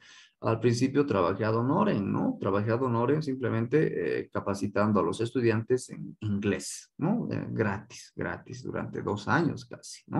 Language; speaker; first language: Spanish; native; Spanish